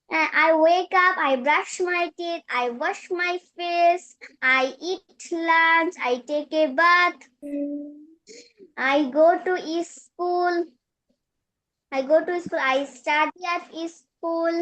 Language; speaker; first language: English; non-native, learner; Bangla